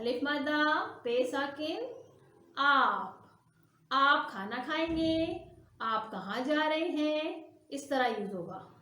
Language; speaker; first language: Hindi; non-native, local second language; Punjabi